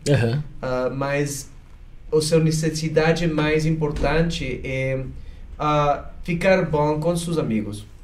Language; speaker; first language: Portuguese; non-native, learner; Spanish